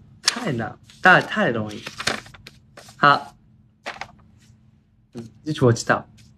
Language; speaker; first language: Chinese; non-native, learner; Japanese